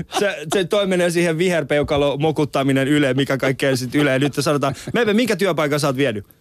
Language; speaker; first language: Finnish; non-native, fluent; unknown